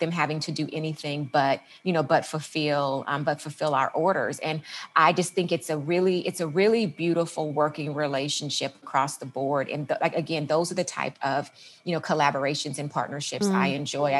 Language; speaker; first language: English; native; English